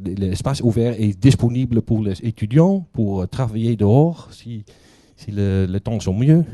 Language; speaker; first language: French; non-native, learner; Dutch